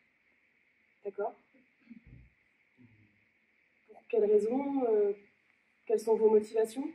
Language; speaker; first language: French; native; French